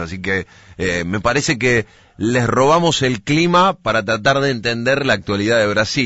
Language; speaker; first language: Spanish; native; Spanish